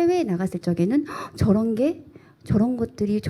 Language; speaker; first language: Korean; native; Korean